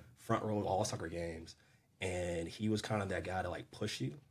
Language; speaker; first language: English; native; English